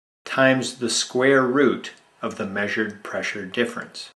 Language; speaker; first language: English; native; English